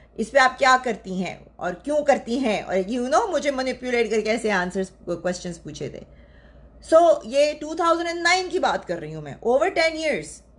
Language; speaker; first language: Urdu; native; Urdu